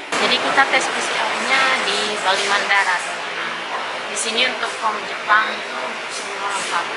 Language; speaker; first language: Indonesian; native; Indonesian